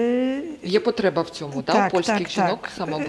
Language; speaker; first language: Polish; non-native, learner; Ukrainian